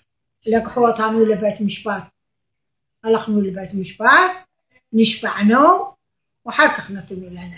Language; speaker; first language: Hebrew; non-native, learner; Arabic